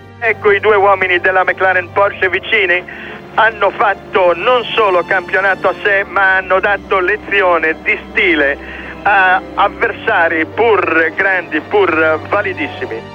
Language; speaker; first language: Italian; native; Italian